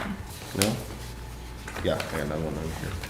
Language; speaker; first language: English; native; English